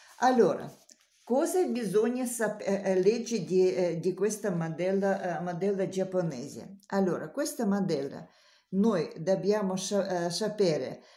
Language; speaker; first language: Italian; non-native, learner; Russian